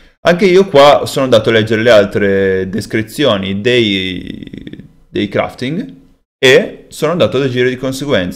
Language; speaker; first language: Italian; native; Italian